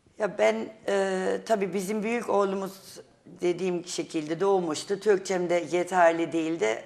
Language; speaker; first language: Turkish; non-native, fluent; German